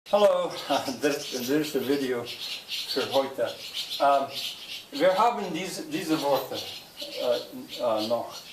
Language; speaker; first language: German; non-native, learner; English